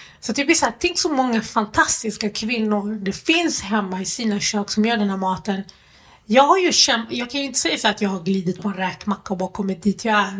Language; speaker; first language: Swedish; early bilingual, other home language; Arabic